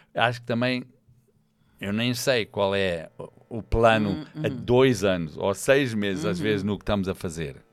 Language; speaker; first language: Portuguese; non-native, fluent; English